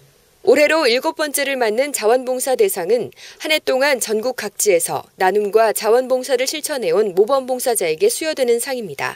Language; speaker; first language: Korean; native; Korean